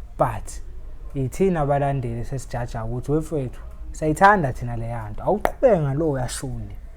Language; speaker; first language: Zulu; native; Zulu